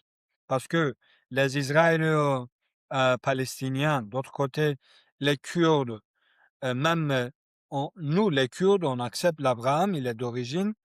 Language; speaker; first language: French; non-native, learner; Kurdish